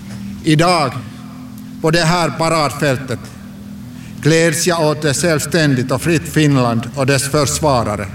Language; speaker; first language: Swedish; non-native, local second language; Finnish